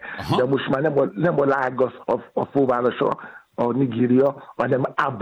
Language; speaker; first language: Hungarian; non-native, fluent; Yoruba